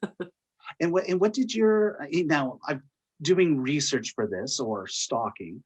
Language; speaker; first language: English; native; English